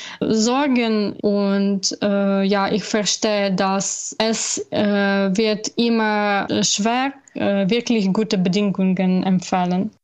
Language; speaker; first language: German; non-native, learner; Ukrainian